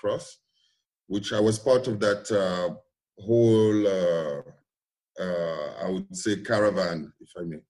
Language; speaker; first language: English; non-native, local second language; French